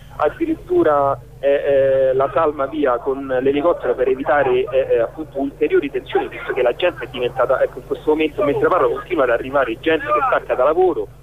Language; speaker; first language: Italian; native; Italian